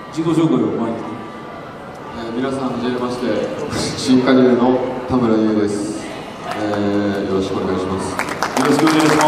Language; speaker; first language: Japanese; native; Japanese